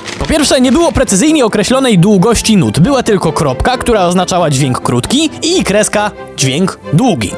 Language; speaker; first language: Polish; native; Polish